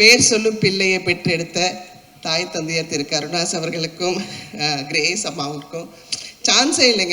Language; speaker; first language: Tamil; native; Tamil